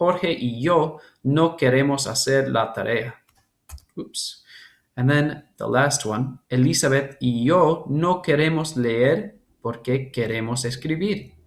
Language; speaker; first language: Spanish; non-native, fluent; English